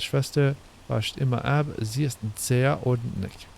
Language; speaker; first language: German; non-native, learner; English